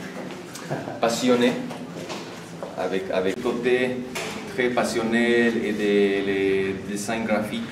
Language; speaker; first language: French; non-native, fluent; Spanish